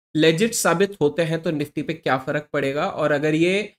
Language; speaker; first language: Hindi; native; Hindi